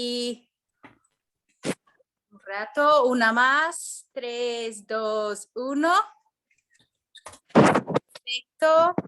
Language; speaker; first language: Spanish; non-native, fluent; Portuguese